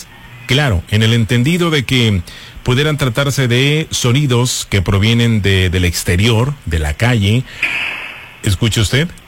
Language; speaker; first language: Spanish; native; Spanish